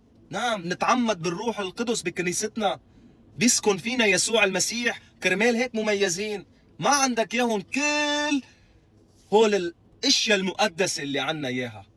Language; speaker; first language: Arabic; native; Arabic